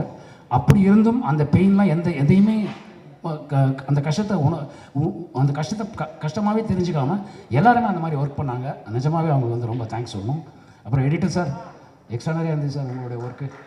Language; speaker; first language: Tamil; native; Tamil